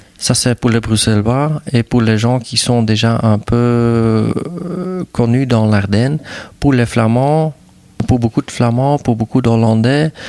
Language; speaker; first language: French; non-native, local second language; Dutch